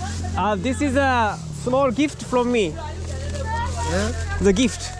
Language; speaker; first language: English; non-native, learner; Japanese